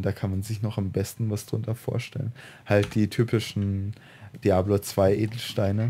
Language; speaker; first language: German; native; German